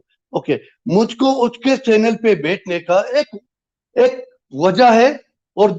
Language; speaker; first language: Hindi; non-native, fluent; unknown